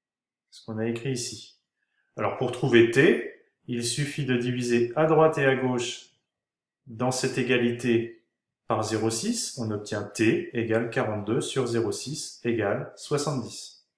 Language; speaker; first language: French; native; French